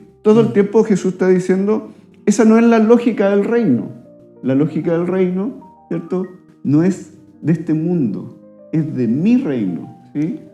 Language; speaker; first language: Spanish; native; Spanish